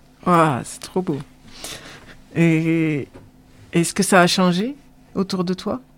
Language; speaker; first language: French; native; French